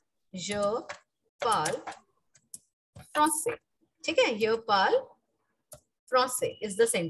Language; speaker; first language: French; non-native, fluent; Hindi